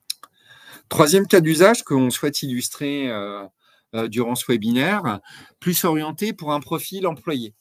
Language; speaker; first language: French; native; French